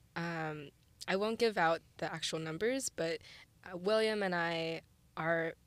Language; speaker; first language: English; early bilingual, other home language; Chinese